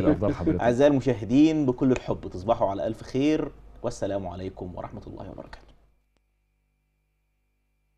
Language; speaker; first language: Arabic; native; Arabic